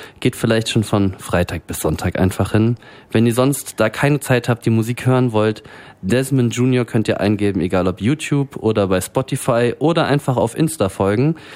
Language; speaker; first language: German; native; German